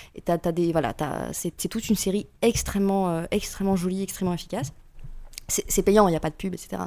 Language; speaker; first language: French; early bilingual, other home language; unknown